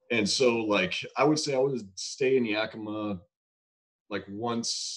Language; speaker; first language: English; native; English